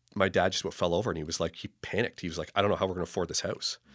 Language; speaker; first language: English; native; English